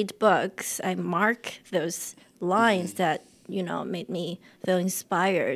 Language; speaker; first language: English; non-native, fluent; Chinese